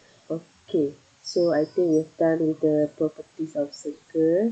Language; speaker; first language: English; non-native, local second language; Malay